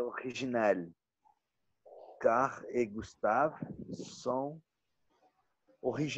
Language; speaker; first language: French; non-native, learner; Portuguese